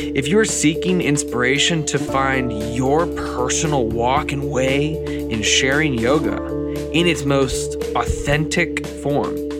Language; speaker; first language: English; native; English